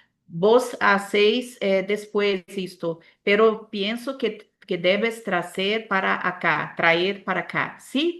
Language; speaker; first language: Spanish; non-native, learner; Portuguese